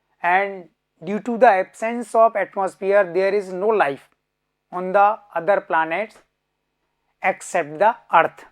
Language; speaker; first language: English; non-native, local second language; Hindi